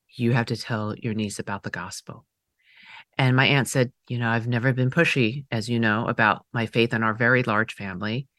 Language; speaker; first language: English; early bilingual, other home language; Chinese